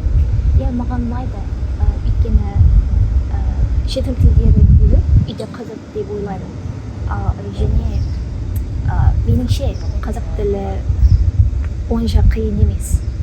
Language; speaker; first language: Kazakh; non-native, learner; Korean